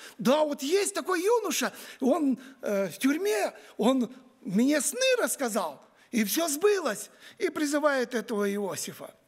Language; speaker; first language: Russian; native; Russian